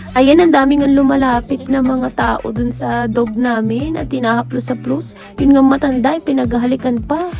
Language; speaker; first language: Filipino; native; Filipino